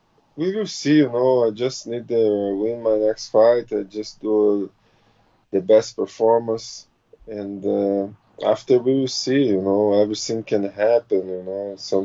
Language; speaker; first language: English; non-native, learner; Portuguese